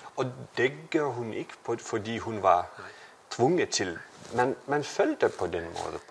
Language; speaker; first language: Danish; non-native, fluent; Lithuanian